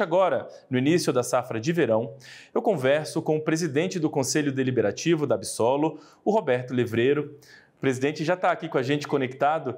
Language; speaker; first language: Portuguese; native; Portuguese